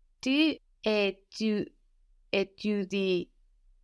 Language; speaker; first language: French; non-native, learner; English